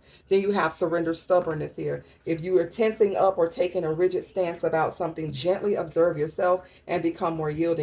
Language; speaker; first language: English; native; English